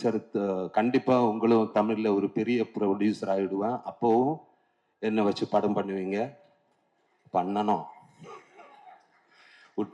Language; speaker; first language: Tamil; non-native, fluent; Malayalam